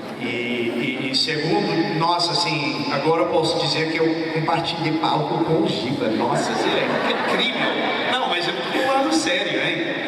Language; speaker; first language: Portuguese; non-native, fluent; English